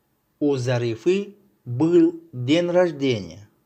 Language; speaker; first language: Russian; non-native, fluent; Tajik